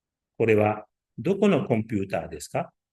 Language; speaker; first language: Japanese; non-native, learner; Uzbek